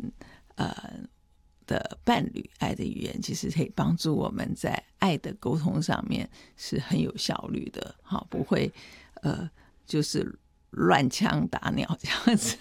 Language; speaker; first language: Chinese; native; Chinese